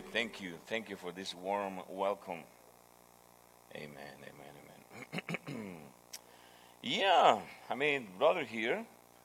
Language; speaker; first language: English; non-native, fluent; Spanish